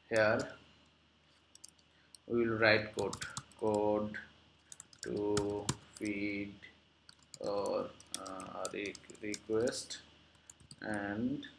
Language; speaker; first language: English; non-native, local second language; Bangla